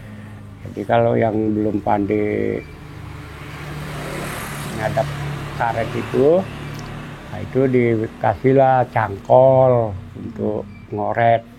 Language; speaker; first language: Indonesian; non-native, local second language; Balinese